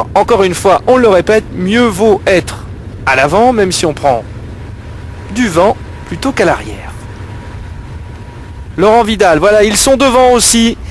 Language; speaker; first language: French; native; French